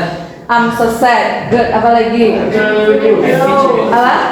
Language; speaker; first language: Indonesian; native; Indonesian